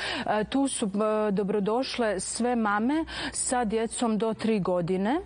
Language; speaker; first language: Serbian; native; Serbian